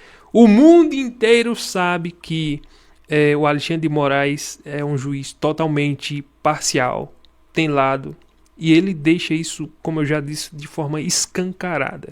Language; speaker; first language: Portuguese; native; Portuguese